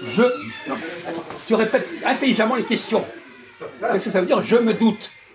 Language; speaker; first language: French; native; French